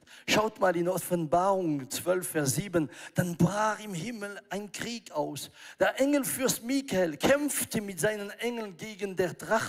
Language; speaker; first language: German; non-native, fluent; French